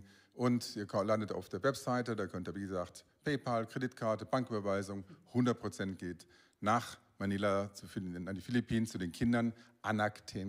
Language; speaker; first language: German; native; German